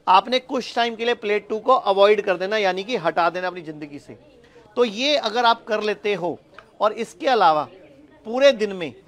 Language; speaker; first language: Hindi; native; Hindi